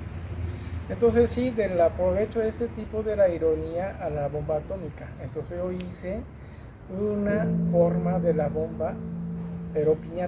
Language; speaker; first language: Spanish; non-native, learner; Japanese